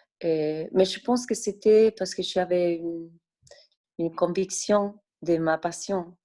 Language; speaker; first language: French; non-native, fluent; Spanish